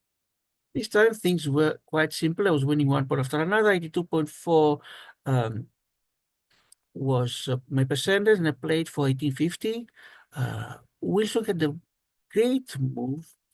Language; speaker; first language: English; non-native, fluent; Greek